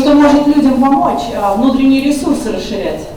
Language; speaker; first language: Russian; native; Russian